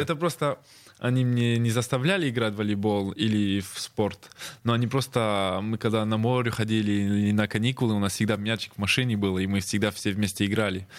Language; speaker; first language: Russian; early bilingual, heritage; Russian